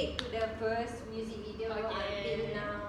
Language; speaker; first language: English; non-native, local second language; Malay